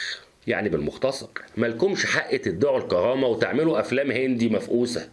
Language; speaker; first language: Arabic; native; Arabic